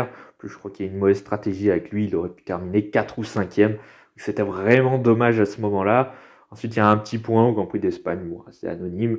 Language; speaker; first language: French; native; French